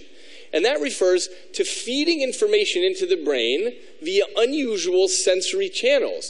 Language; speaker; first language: English; native; English